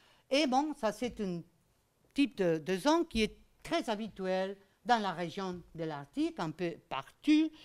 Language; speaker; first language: French; non-native, fluent; Spanish